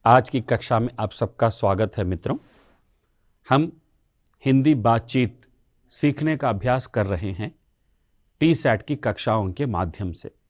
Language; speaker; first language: Hindi; non-native, local second language; Telugu